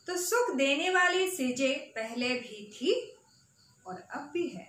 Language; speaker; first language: Hindi; non-native, local second language; Assamese